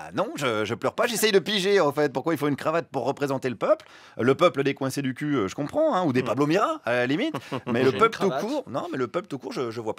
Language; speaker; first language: French; native; French